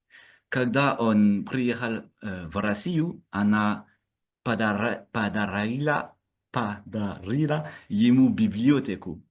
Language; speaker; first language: Russian; non-native, learner; French